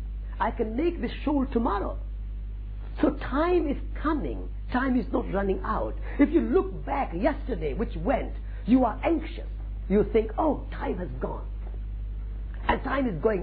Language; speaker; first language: English; non-native, local second language; Marwari